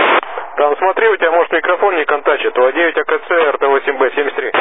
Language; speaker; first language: Russian; native; Russian